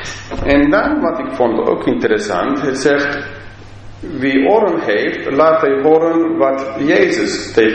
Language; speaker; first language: Dutch; non-native, fluent; English